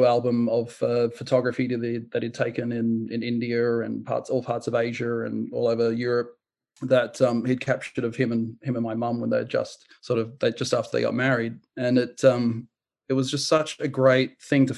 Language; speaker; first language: English; native; English